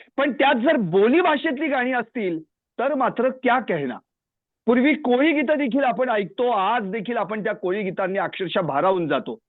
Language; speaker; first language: Marathi; native; Marathi